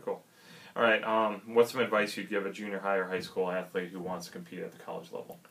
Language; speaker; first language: English; native; English